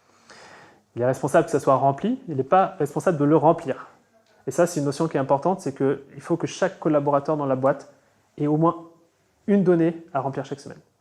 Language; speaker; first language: French; native; French